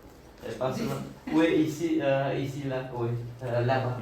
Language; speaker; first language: French; non-native, learner; Bulgarian